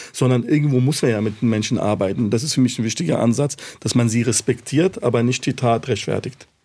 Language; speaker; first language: German; early bilingual, other home language; Arabic